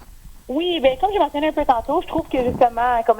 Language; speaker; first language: French; native; French